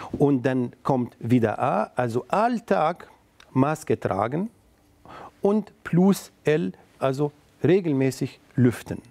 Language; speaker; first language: German; non-native, fluent; Arabic